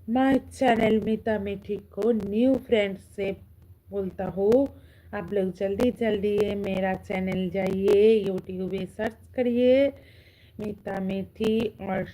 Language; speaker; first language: Hindi; non-native, local second language; Bangla